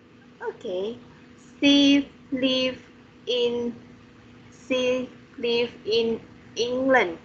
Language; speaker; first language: English; non-native, learner; Vietnamese